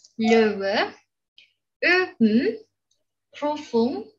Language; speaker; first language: German; non-native, learner; Indonesian